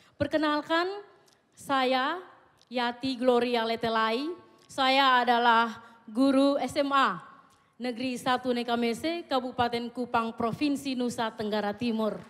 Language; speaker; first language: Indonesian; native; Indonesian